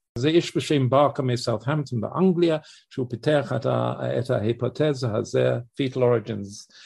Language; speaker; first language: Hebrew; non-native, fluent; English